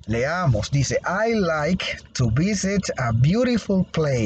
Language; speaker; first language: English; non-native, fluent; Spanish